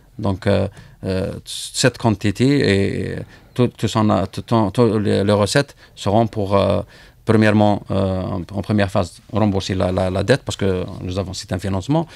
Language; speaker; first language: French; non-native, local second language; Arabic